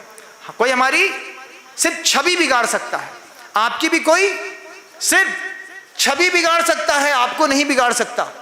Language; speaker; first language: Hindi; native; Hindi